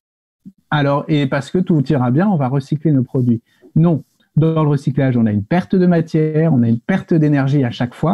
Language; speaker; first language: French; native; French